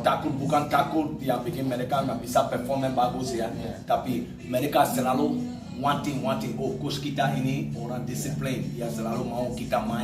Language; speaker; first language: Indonesian; non-native, fluent; English